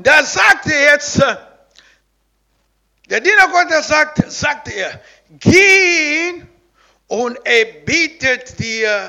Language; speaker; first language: German; non-native, learner; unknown